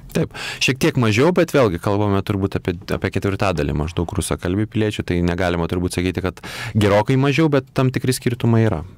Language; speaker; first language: Lithuanian; native; Lithuanian